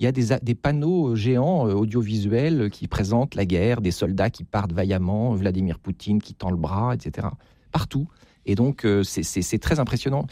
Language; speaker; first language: French; native; French